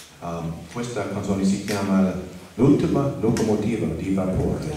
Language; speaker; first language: Italian; non-native, learner; English